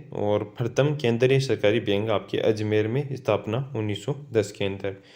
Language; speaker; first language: Hindi; native; Hindi